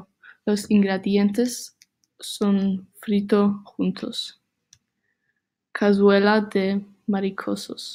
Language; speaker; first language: Spanish; non-native, learner; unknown